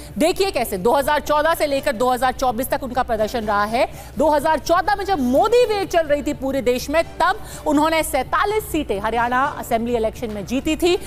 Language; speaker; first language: Hindi; native; Hindi